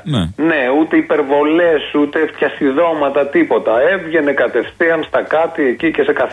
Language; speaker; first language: Greek; native; Greek